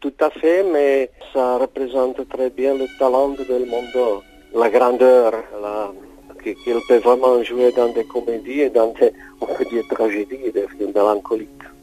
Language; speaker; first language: French; non-native, fluent; Czech